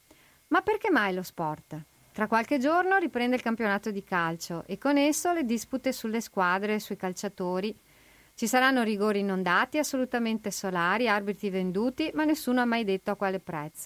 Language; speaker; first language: Italian; native; Italian